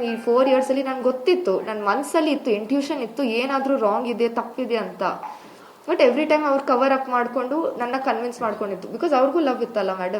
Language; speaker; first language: Kannada; non-native, local second language; Kodava